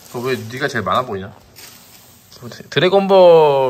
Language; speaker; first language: Korean; native; Korean